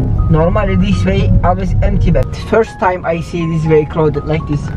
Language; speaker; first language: English; non-native, learner; Turkish